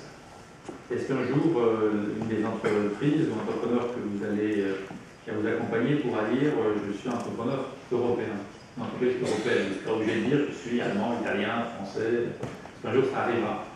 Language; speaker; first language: French; native; French